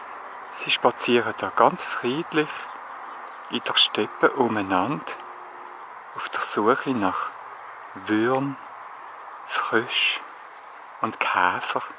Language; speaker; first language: German; native; German